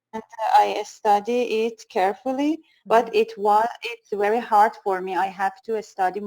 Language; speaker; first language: English; non-native, learner; Persian